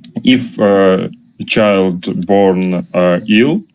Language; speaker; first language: English; non-native, learner; Russian